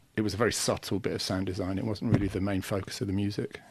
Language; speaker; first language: English; native; English